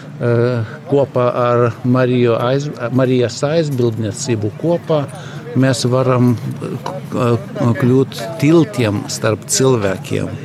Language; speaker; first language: Latvian; non-native, learner; Lithuanian